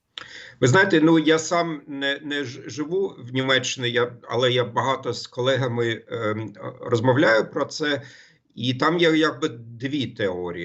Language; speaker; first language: Ukrainian; non-native, fluent; German